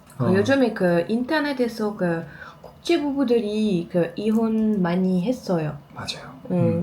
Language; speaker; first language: Korean; non-native, learner; French